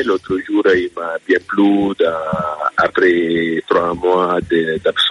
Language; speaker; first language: French; non-native, fluent; Italian